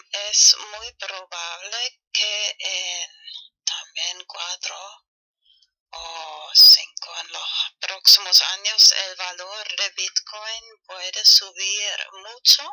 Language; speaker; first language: Spanish; non-native, fluent; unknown